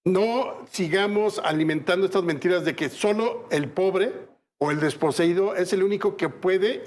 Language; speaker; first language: Spanish; native; Spanish